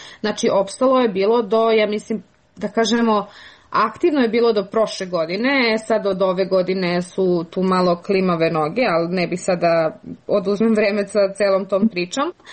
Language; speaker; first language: Serbian; native; Serbian